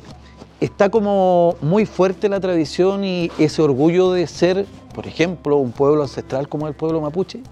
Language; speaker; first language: Spanish; native; Spanish